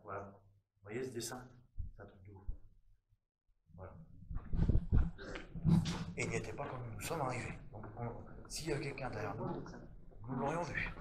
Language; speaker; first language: French; native; French